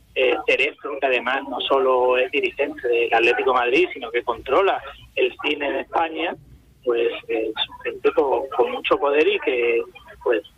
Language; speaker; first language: Spanish; native; Spanish